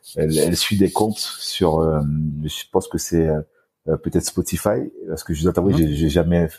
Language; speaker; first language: French; native; French